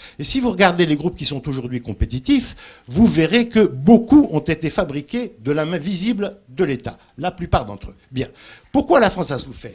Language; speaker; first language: French; native; French